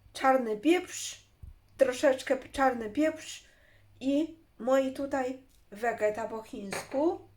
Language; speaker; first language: Polish; non-native, learner; Chinese